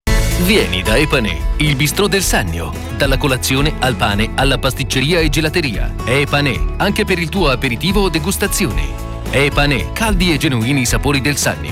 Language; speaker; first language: Italian; native; Italian